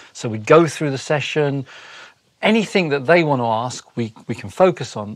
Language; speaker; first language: English; native; English